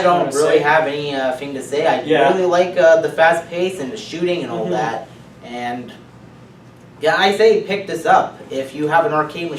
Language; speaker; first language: English; native; English